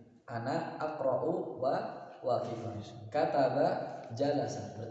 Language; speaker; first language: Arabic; non-native, fluent; Indonesian